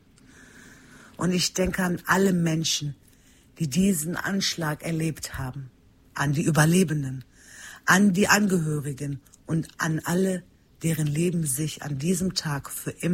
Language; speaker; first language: German; early bilingual, other home language; Turkish